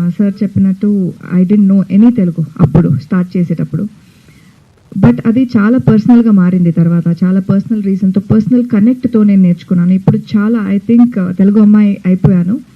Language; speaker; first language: Telugu; non-native, fluent; Hindi